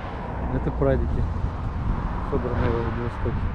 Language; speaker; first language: Russian; native; Russian